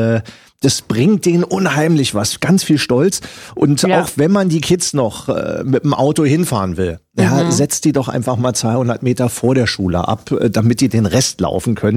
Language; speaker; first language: German; native; German